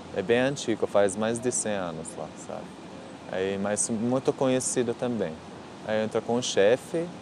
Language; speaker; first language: Portuguese; non-native, learner; Arabic